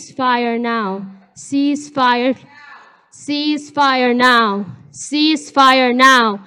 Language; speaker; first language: English; early bilingual, other home language; Arabic